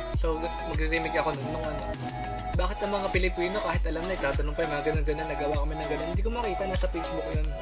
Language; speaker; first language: Filipino; native; Filipino